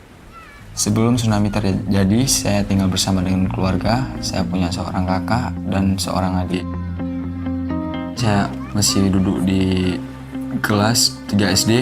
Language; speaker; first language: Indonesian; non-native, local second language; Achinese